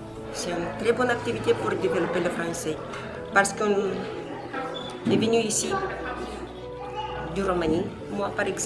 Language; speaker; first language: French; non-native, learner; Romanian